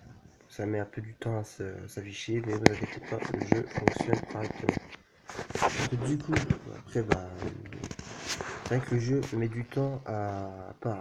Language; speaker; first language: French; native; French